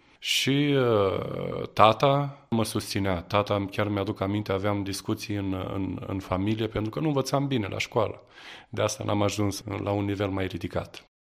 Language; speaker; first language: Romanian; native; Romanian